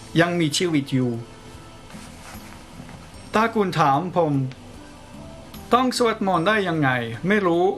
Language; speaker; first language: Thai; non-native, fluent; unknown